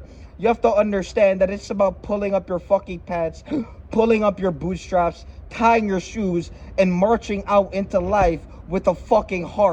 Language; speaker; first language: English; native; English